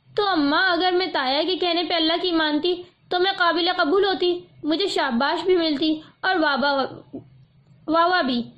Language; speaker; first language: Urdu; native; Urdu